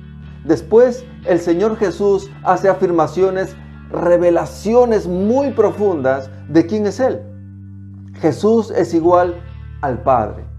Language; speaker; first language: Spanish; native; Spanish